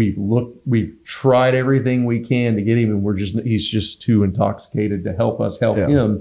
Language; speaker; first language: English; native; English